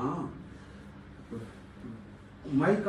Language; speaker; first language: English; non-native, learner; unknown